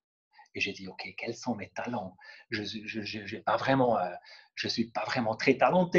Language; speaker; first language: French; non-native, local second language; German